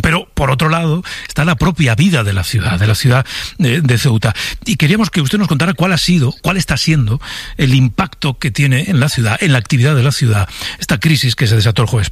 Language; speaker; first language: Spanish; native; Spanish